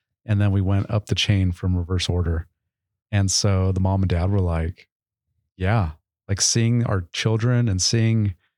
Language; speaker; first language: English; native; English